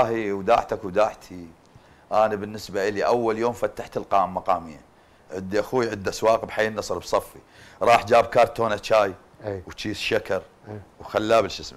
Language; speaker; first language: Arabic; native; Arabic